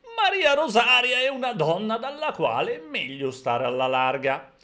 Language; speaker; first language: Italian; native; Italian